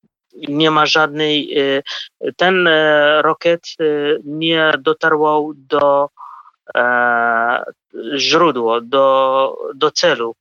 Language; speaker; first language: Polish; non-native, fluent; Kurdish